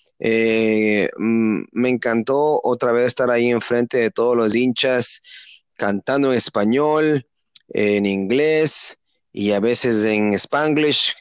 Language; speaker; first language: Spanish; native; Spanish